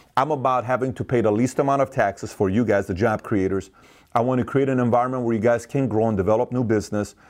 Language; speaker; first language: English; native; English